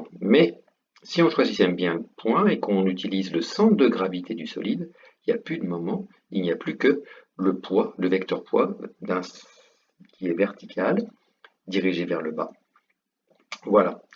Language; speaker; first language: French; native; French